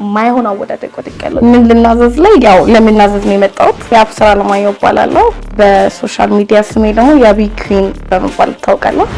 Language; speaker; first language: Amharic; native; Amharic